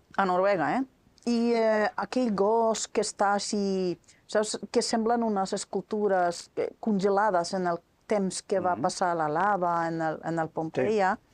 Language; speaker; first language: Catalan; non-native, fluent; Norwegian